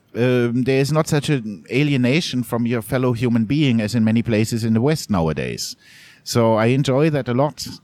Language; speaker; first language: English; non-native, fluent; German